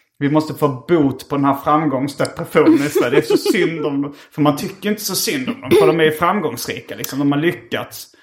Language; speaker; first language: Swedish; native; Swedish